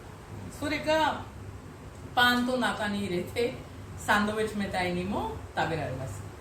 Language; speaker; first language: Japanese; non-native, fluent; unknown